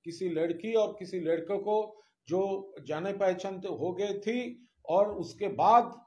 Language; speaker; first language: Hindi; non-native, local second language; Bangla